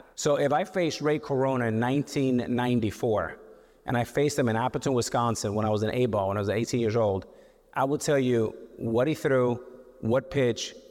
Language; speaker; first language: English; native; English